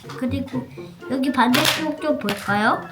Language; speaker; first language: Korean; native; Korean